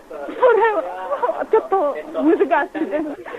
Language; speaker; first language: Japanese; non-native, learner; English